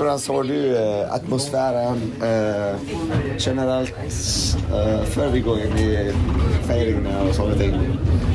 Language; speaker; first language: Norwegian; non-native, fluent; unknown